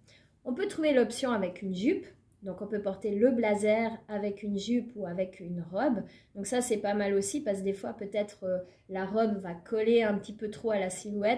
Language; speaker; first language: French; native; French